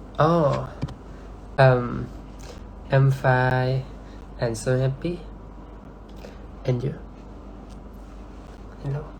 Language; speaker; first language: English; non-native, learner; Thai